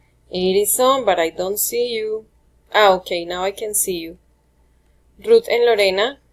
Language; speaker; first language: English; non-native, fluent; Spanish